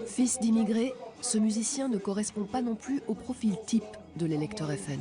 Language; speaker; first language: French; native; French